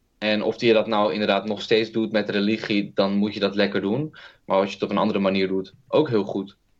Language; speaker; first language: Dutch; early bilingual, other home language; Kurdish